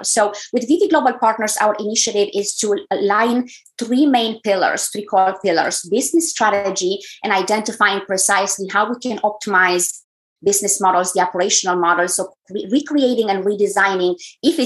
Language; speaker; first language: English; non-native, fluent; Romanian